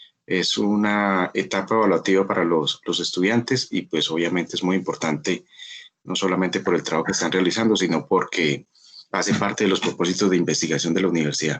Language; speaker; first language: Spanish; native; Spanish